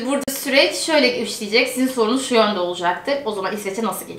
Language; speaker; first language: Turkish; native; Turkish